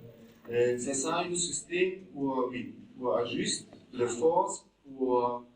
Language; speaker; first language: French; non-native, learner; German